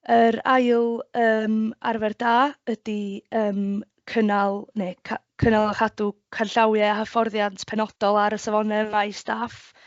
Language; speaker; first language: Welsh; native; Welsh